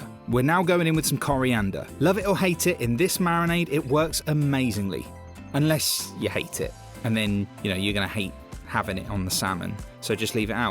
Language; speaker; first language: English; native; English